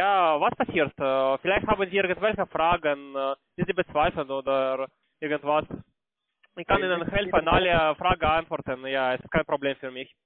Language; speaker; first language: German; non-native, learner; Russian